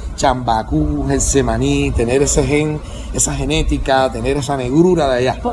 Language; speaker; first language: Spanish; native; Spanish